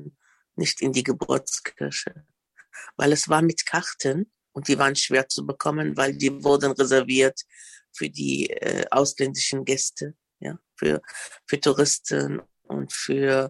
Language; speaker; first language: German; non-native, fluent; Arabic